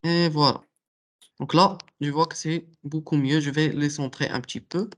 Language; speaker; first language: French; non-native, local second language; Arabic